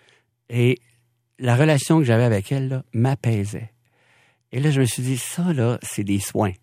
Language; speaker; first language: French; native; French